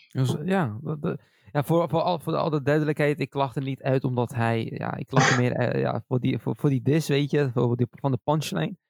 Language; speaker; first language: Dutch; early bilingual, other home language; Arabic